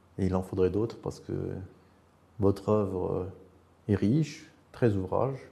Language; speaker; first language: French; non-native, local second language; Arabic